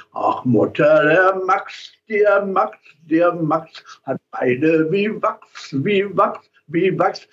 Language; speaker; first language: English; non-native, fluent; German